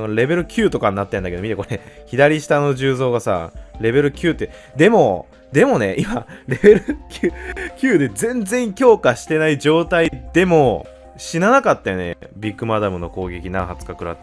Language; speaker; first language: Japanese; native; Japanese